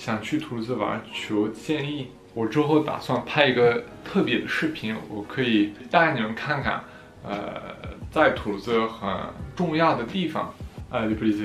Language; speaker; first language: Chinese; non-native, fluent; French